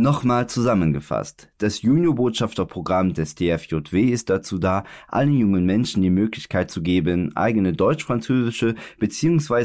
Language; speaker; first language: German; native; German